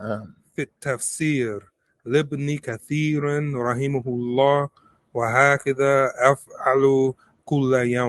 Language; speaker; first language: Arabic; non-native, learner; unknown